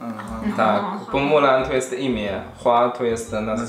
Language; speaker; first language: Polish; non-native, fluent; Chinese